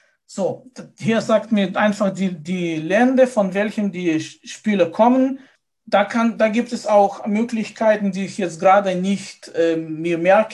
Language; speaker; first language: German; non-native, fluent; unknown